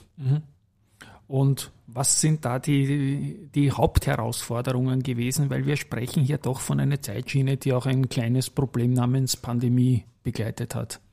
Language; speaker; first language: German; native; German